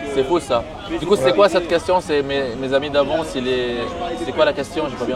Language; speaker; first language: French; native; French